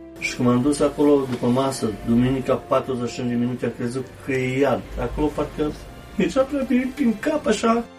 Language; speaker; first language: Romanian; native; Romanian